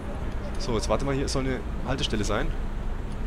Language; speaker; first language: German; native; German